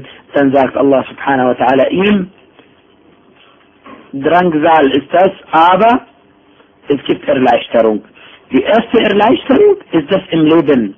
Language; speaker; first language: German; non-native, fluent; Arabic